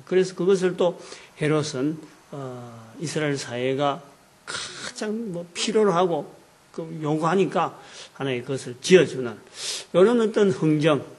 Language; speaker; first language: Korean; native; Korean